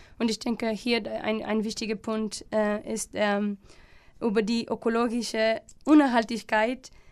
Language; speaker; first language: German; non-native, learner; Portuguese